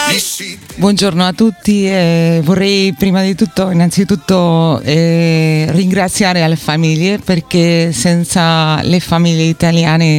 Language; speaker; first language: Italian; non-native, fluent; Spanish